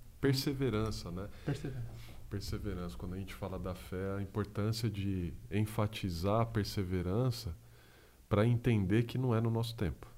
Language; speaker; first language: Portuguese; native; Portuguese